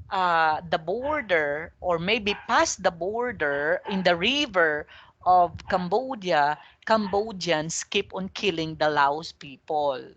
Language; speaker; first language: English; non-native, local second language; Filipino